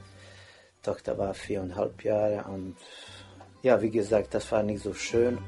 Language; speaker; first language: German; non-native, fluent; Croatian